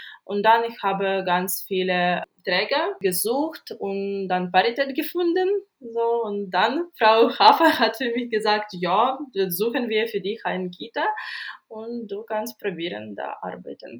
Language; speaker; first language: German; non-native, learner; Ukrainian